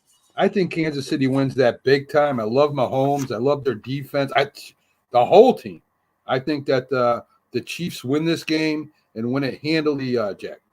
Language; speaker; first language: English; native; English